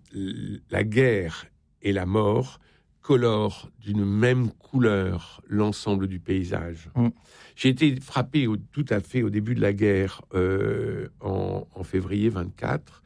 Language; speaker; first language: French; native; French